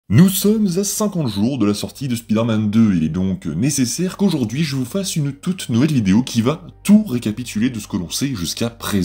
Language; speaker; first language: French; native; French